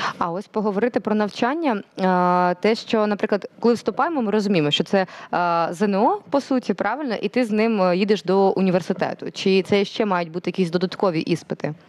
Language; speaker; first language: Ukrainian; native; Ukrainian